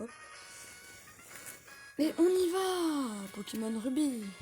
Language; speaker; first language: French; native; French